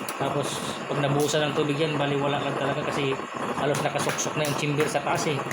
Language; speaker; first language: Filipino; non-native, local second language; Cebuano